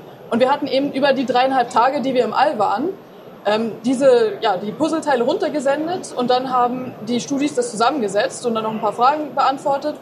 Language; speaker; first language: German; native; German